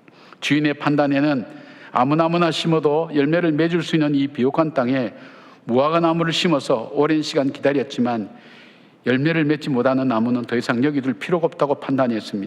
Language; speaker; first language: Korean; native; Korean